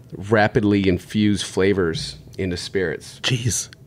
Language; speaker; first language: English; native; English